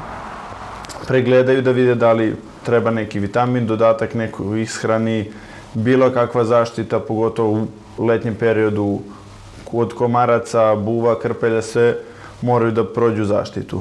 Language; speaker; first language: Serbian; native; Serbian